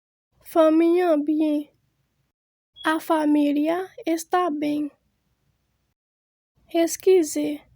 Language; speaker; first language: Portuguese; non-native, fluent; Haitian Creole